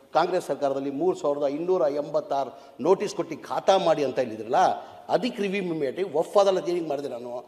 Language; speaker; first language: Kannada; non-native, local second language; Urdu